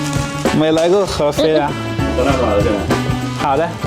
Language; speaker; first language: Chinese; non-native, fluent; Hausa